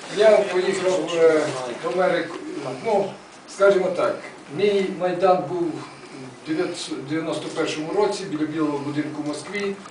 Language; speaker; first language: Ukrainian; native; Ukrainian